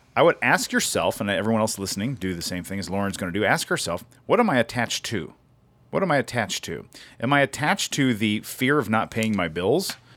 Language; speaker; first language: English; native; English